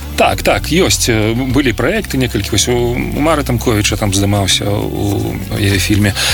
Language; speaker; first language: Belarusian; non-native, local second language; Russian